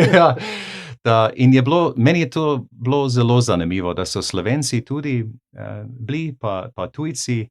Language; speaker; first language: Slovenian; non-native, fluent; English